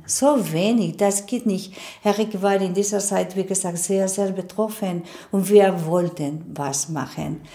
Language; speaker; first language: German; non-native, fluent; Spanish